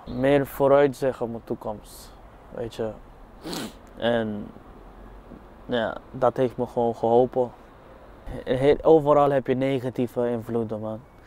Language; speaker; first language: Dutch; non-native, fluent; English